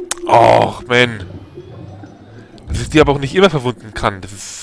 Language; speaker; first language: German; native; German